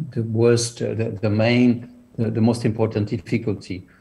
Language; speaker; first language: English; non-native, fluent; Portuguese